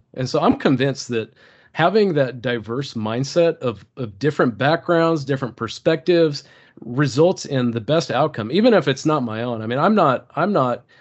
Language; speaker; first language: English; early bilingual, other home language; Turkish